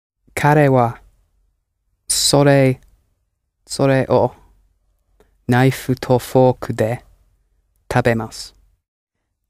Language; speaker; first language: Japanese; non-native, learner; English